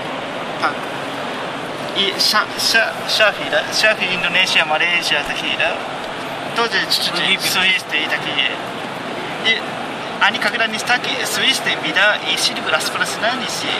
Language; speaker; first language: Russian; non-native, learner; Japanese